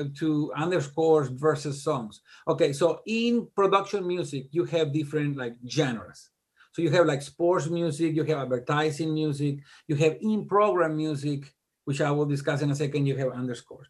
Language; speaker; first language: English; non-native, fluent; Spanish